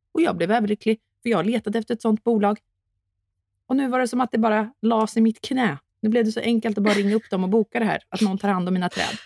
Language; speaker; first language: Swedish; native; Swedish